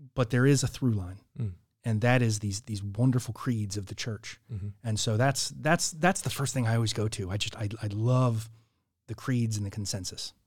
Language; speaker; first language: English; native; English